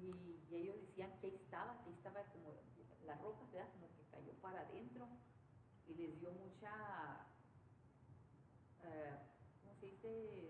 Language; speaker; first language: Spanish; native; Spanish